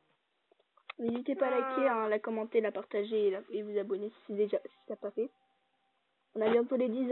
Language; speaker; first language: French; native; French